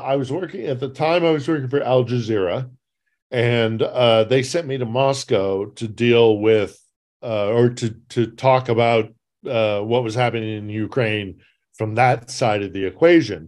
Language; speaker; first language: English; native; English